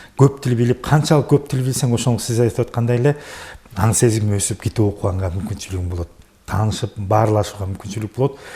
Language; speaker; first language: Kyrgyz; native; Kyrgyz